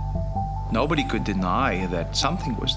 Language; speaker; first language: English; native; English